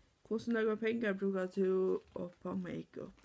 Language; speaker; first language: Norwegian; non-native, learner; Faroese